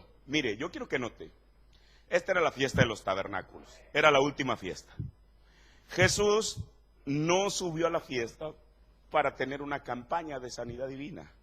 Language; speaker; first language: Spanish; native; Spanish